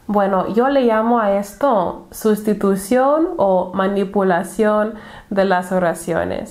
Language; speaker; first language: Spanish; non-native, fluent; English